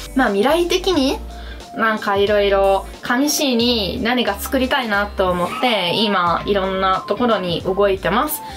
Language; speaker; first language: Japanese; non-native, fluent; Italian